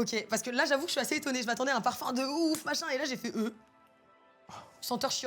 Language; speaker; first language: French; native; French